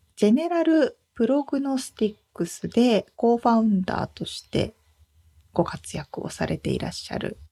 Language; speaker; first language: Japanese; native; Japanese